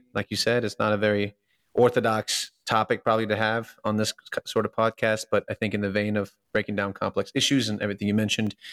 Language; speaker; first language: English; early bilingual, other home language; Russian